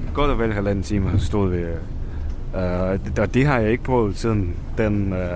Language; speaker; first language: Danish; non-native, fluent; Russian